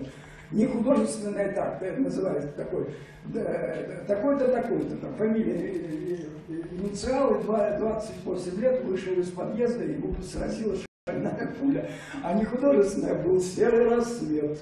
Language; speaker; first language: Russian; native; Russian